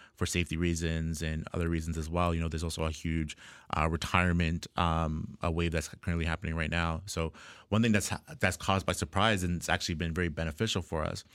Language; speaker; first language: English; native; English